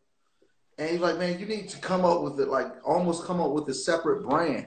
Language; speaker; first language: English; native; English